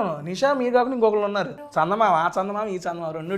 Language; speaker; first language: Telugu; native; Telugu